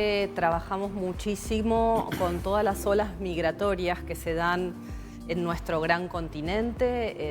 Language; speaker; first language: Spanish; native; Spanish